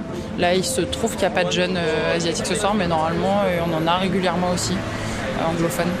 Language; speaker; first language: French; native; French